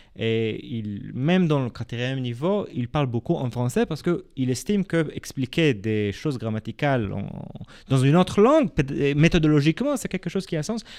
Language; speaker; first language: French; non-native, fluent; Hebrew